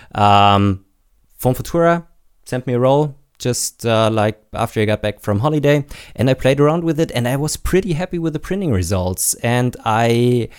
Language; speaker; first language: English; non-native, fluent; German